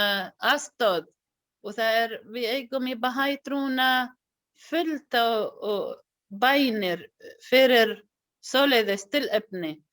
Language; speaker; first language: Icelandic; non-native, learner; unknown